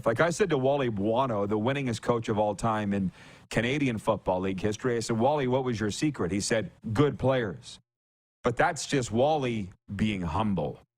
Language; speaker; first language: English; native; English